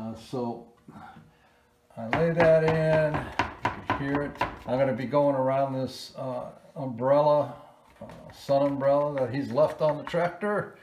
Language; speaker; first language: English; native; English